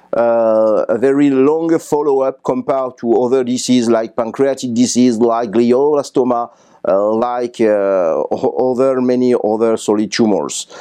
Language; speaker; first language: English; non-native, fluent; French